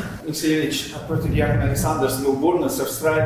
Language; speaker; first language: Russian; early bilingual, heritage; English